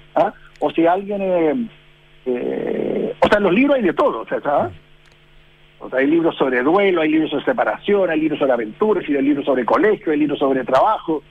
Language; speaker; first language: Spanish; early bilingual, heritage; Spanish